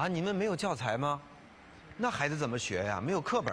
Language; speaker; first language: Chinese; native; Chinese